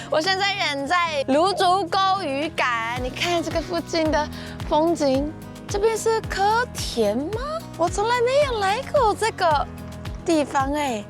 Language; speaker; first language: Chinese; non-native, fluent; Japanese